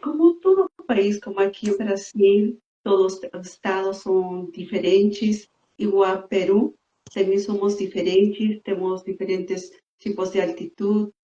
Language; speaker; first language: Portuguese; non-native, fluent; Spanish